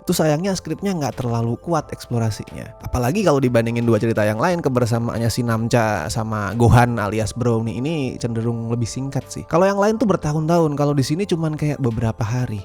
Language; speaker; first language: Indonesian; native; Indonesian